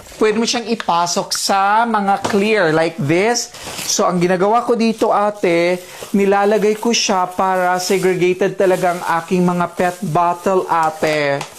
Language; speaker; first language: Filipino; native; Filipino